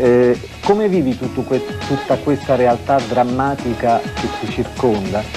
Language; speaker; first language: Italian; native; Italian